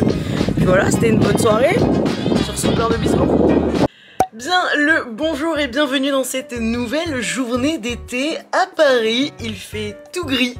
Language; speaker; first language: French; native; French